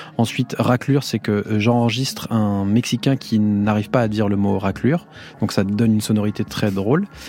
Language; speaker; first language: French; native; French